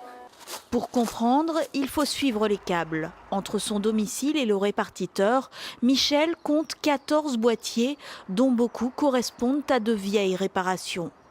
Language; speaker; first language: French; native; French